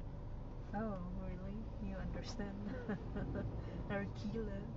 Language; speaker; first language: English; non-native, local second language; Iloko